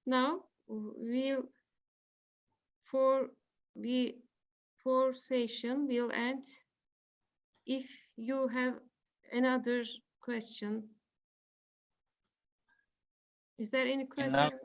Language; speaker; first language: English; non-native, learner; Turkish